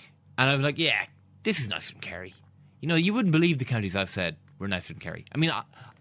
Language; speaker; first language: English; native; English